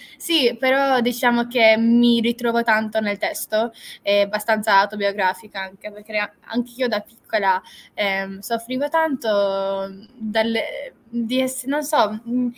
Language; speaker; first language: Italian; non-native, fluent; English